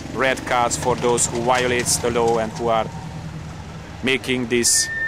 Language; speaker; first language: English; non-native, fluent; Hungarian